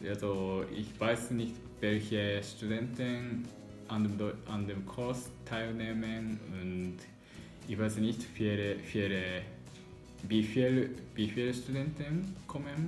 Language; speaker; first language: German; non-native, learner; Japanese